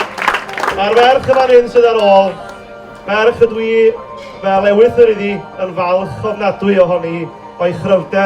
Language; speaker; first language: Welsh; native; Welsh